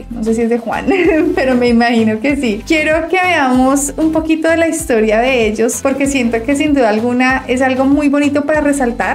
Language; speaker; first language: Spanish; native; Spanish